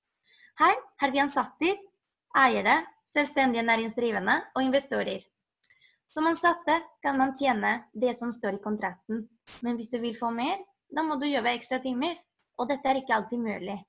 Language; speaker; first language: Norwegian; non-native, fluent; Spanish